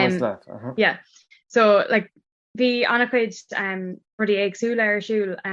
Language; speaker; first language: Irish; non-native, local second language; English